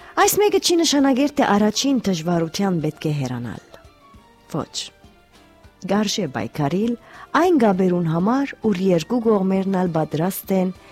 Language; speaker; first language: Armenian; early bilingual, heritage; Armenian